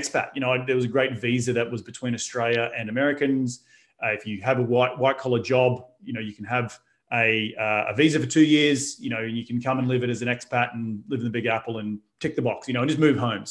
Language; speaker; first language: English; native; English